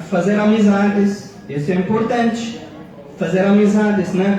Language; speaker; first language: Portuguese; non-native, fluent; Arabic